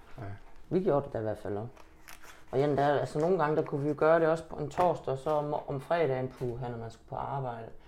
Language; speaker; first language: Danish; native; Danish